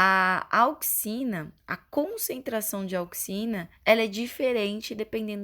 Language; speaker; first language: Portuguese; native; Portuguese